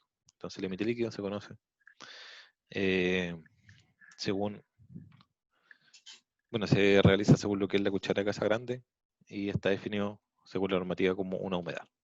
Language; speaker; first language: Spanish; native; Spanish